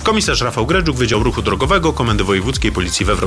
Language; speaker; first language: Polish; native; Polish